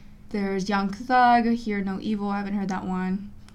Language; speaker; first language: English; early bilingual, other home language; Spanish